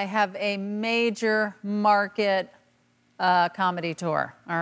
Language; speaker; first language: English; native; English